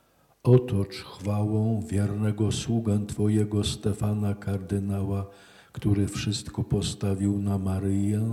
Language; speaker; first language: Polish; native; Polish